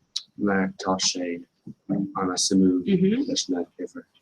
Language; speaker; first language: Irish; non-native, local second language; English